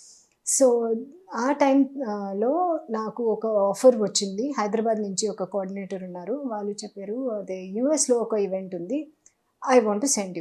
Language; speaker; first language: Telugu; non-native, learner; Hindi